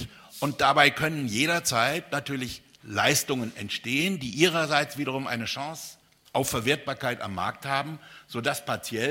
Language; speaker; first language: German; native; German